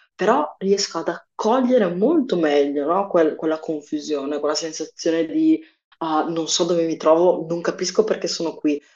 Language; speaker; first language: Italian; early bilingual, other home language; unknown